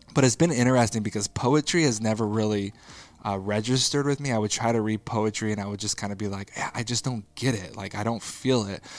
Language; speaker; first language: English; native; English